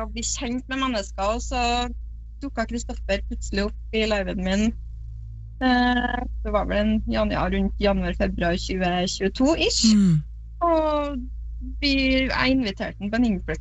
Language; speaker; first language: Norwegian; native; Norwegian